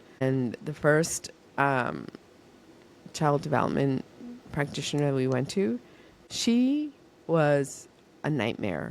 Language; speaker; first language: English; early bilingual, other home language; Spanish